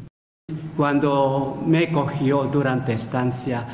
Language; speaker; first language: Spanish; non-native, fluent; Japanese